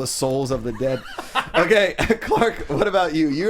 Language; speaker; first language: English; native; English